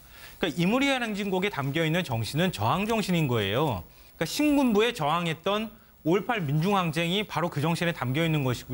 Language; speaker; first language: Korean; native; Korean